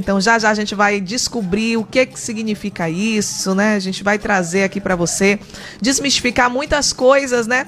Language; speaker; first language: Portuguese; native; Portuguese